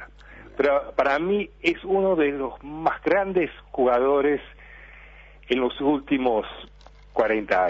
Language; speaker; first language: Spanish; early bilingual, heritage; Spanish